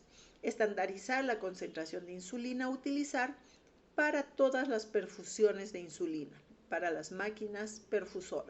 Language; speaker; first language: Spanish; native; Spanish